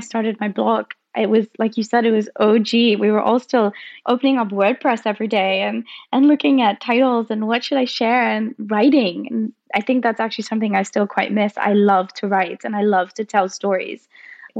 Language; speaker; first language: English; non-native, local second language; Hindi